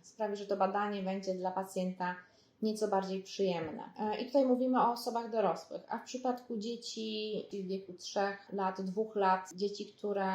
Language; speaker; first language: Polish; native; Polish